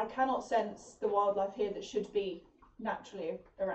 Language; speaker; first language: English; native; English